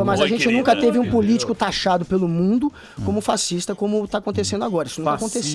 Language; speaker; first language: Portuguese; native; Portuguese